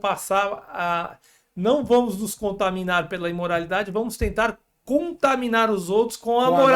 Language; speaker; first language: Portuguese; native; Portuguese